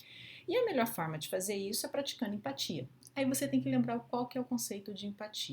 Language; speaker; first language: Portuguese; native; Portuguese